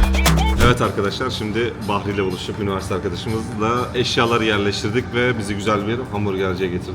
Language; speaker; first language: Turkish; native; Turkish